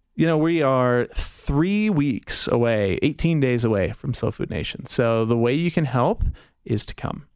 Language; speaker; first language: English; early bilingual, other home language; German